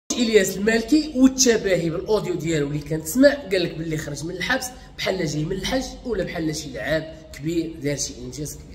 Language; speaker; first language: Arabic; native; Arabic